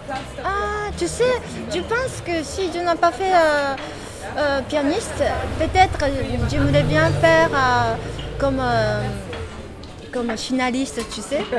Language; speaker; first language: French; non-native, learner; Japanese